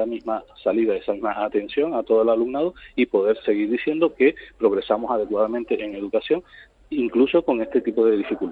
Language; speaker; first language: Spanish; native; Spanish